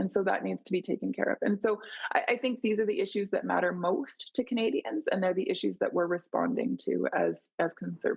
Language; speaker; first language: English; native; English